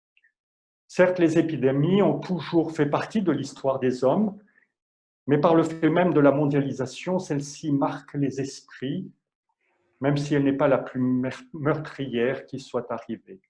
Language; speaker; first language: French; native; French